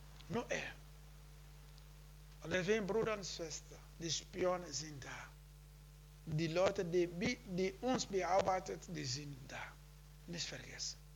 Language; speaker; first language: German; non-native, learner; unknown